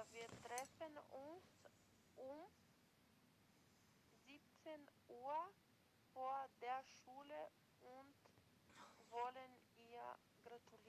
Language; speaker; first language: German; non-native, learner; Macedonian